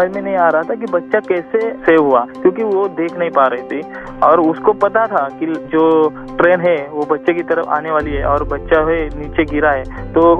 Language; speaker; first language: Hindi; non-native, local second language; Marathi